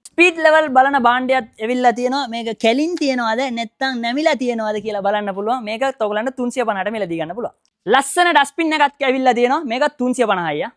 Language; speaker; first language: Sinhala; non-native, local second language; Tamil